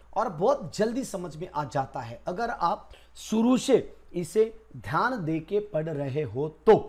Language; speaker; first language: Hindi; non-native, local second language; Marathi